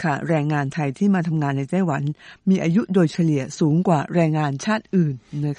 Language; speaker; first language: Thai; native; Thai